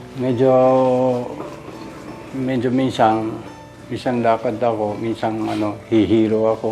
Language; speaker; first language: Filipino; non-native, learner; Japanese